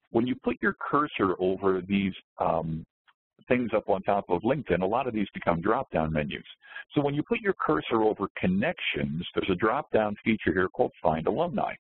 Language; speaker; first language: English; native; English